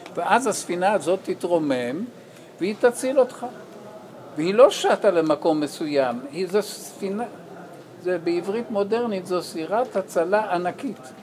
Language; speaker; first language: Hebrew; non-native, fluent; English